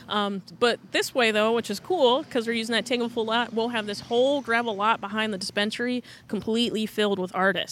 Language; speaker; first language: English; native; English